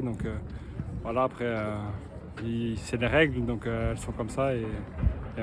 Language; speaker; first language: French; native; French